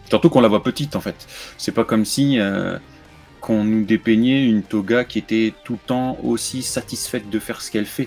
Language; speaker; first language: French; native; French